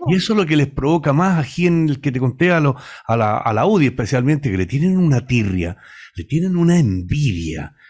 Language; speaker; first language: Spanish; native; Spanish